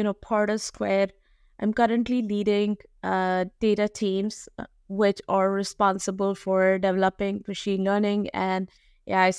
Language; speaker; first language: English; non-native, local second language; Hindi